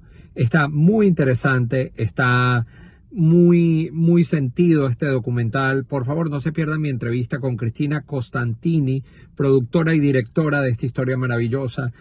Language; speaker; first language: Spanish; native; Spanish